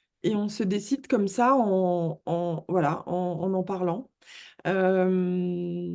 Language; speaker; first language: French; native; French